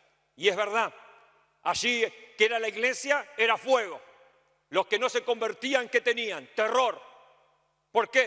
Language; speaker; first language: Spanish; native; Spanish